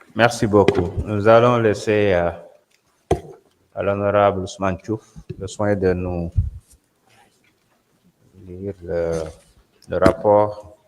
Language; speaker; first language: French; non-native, local second language; Wolof